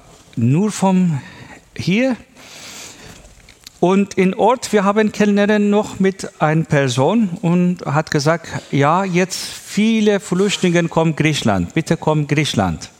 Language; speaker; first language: German; non-native, learner; Persian